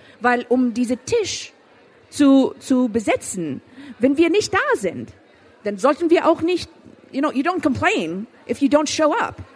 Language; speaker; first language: German; non-native, fluent; Persian